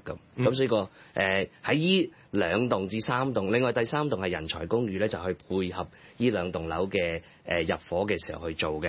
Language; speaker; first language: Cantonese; native; Cantonese